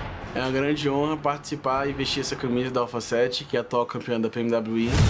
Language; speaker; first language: Portuguese; native; Portuguese